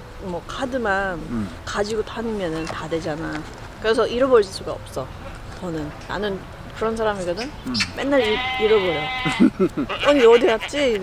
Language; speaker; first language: Korean; non-native, fluent; Filipino